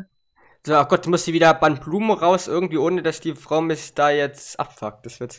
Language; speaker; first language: German; native; German